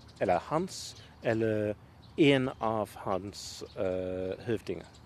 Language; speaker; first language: Norwegian; non-native, learner; English